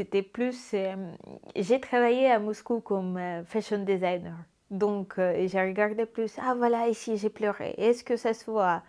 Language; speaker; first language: French; non-native, fluent; Russian